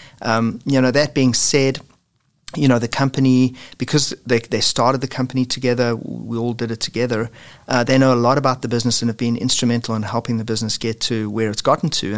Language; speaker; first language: English; native; English